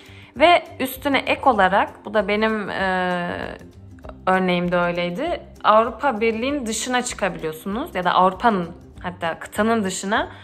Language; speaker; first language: Turkish; early bilingual, heritage; Turkish